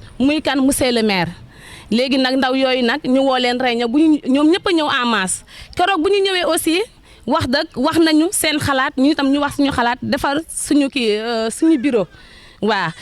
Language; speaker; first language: Wolof; native; Wolof